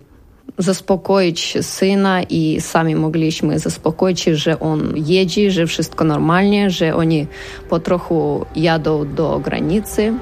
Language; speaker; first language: Polish; non-native, learner; Ukrainian